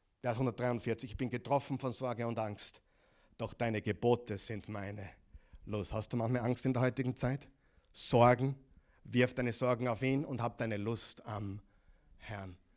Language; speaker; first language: German; non-native, fluent; English